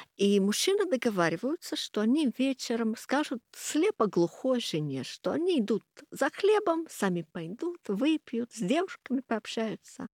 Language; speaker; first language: Russian; non-native, fluent; English